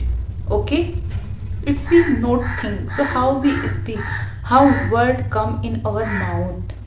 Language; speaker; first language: English; non-native, learner; Hindi